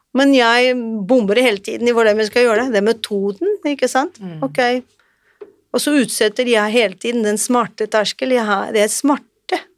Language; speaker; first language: Norwegian; non-native, fluent; Portuguese